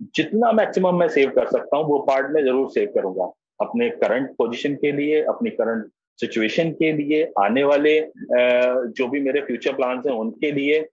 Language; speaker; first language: Hindi; native; Hindi